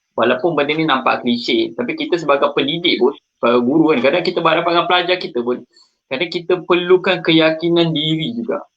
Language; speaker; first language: Malay; native; Malay